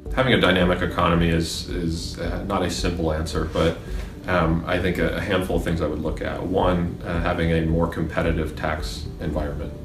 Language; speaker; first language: English; native; English